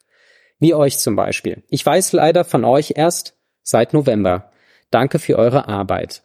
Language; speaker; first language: German; native; German